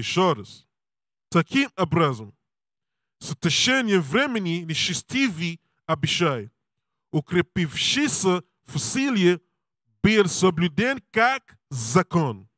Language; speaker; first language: Russian; non-native, learner; English